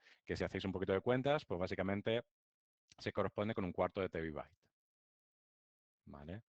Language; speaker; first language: Spanish; native; Spanish